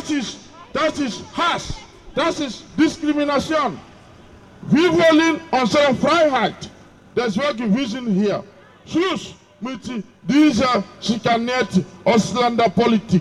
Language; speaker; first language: German; non-native, learner; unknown